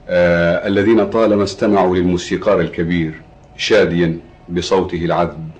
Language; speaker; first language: Arabic; native; Arabic